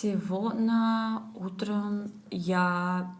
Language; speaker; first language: Russian; non-native, learner; English